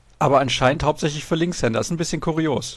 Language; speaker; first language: German; native; German